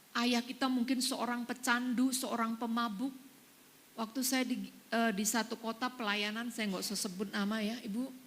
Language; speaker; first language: Indonesian; native; Indonesian